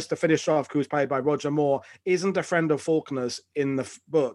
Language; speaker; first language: English; native; English